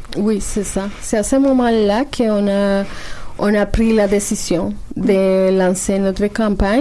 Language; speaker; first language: French; non-native, learner; Spanish